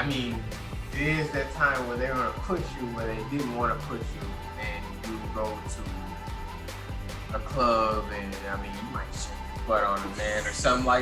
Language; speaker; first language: English; native; English